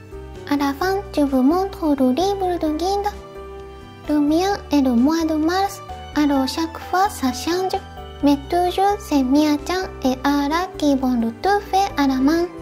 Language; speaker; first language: French; non-native, fluent; Japanese